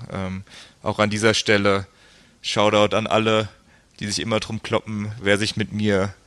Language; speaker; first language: German; native; German